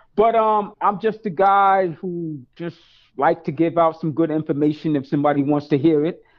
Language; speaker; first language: English; native; English